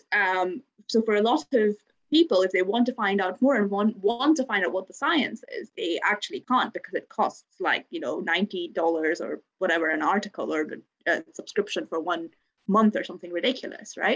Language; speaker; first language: English; non-native, local second language; Bangla